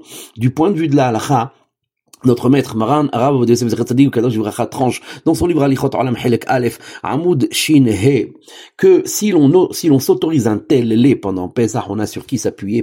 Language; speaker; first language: French; native; French